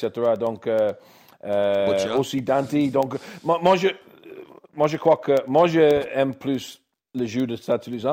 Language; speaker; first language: French; non-native, learner; English